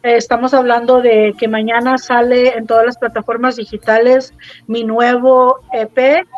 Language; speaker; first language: Spanish; early bilingual, heritage; Spanish